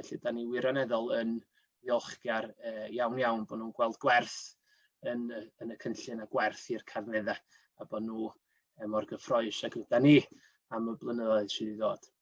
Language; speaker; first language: Welsh; native; Welsh